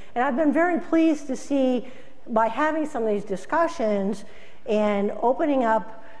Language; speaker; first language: English; native; English